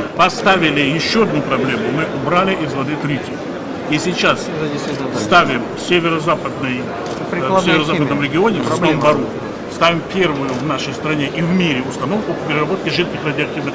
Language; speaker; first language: Russian; native; Russian